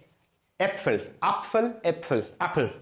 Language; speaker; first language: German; non-native, fluent; Azerbaijani